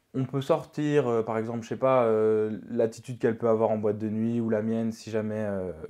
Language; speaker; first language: French; native; French